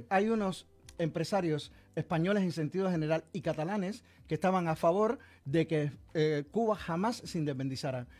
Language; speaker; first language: Spanish; native; Spanish